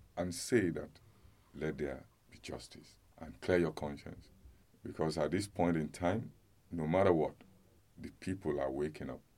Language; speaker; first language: English; non-native, local second language; Yoruba